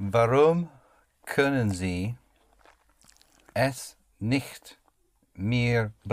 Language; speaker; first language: German; non-native, learner; English